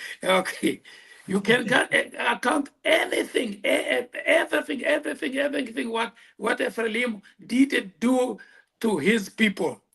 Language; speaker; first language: English; non-native, local second language; Portuguese